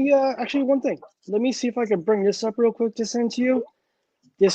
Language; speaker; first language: English; native; English